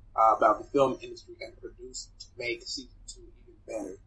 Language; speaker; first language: English; early bilingual, other home language; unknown